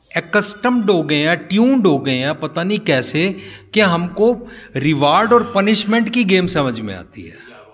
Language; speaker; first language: Hindi; non-native, local second language; Punjabi